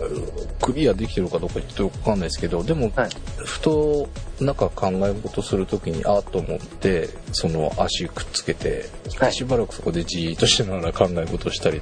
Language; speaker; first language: Japanese; native; Japanese